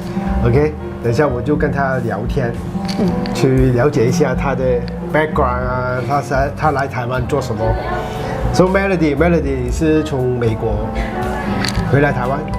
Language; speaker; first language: Chinese; non-native, fluent; English